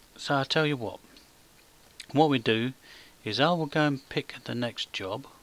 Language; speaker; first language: English; native; English